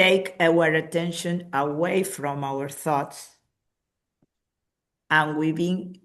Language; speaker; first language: English; non-native, fluent; Spanish